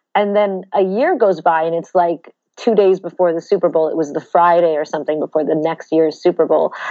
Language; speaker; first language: English; native; English